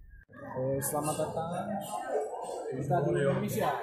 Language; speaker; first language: Indonesian; non-native, learner; Dutch